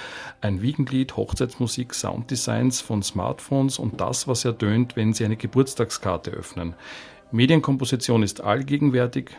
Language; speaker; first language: German; native; German